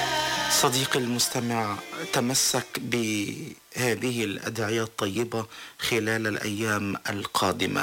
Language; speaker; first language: Arabic; native; Arabic